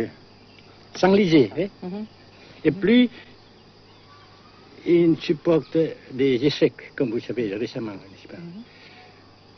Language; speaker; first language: French; non-native, fluent; Vietnamese